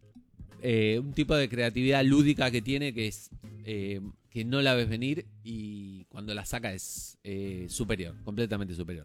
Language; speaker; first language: Spanish; native; Spanish